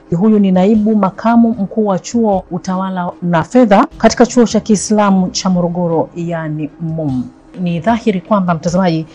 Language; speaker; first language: Swahili; native; Swahili